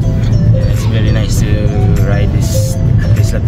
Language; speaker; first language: English; non-native, local second language; Filipino